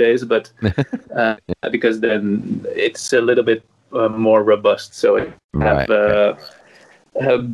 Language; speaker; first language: English; non-native, fluent; Dutch